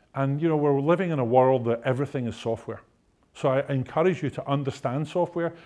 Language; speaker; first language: English; native; English